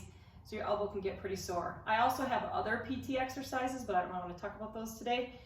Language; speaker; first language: English; native; English